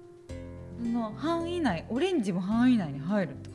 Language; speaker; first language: Japanese; native; Japanese